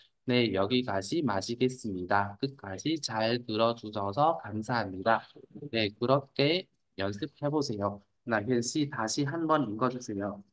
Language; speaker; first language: Korean; non-native, fluent; Vietnamese